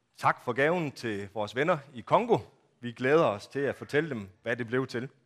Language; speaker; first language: Danish; native; Danish